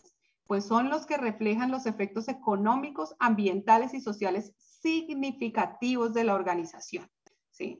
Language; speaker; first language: Spanish; native; Spanish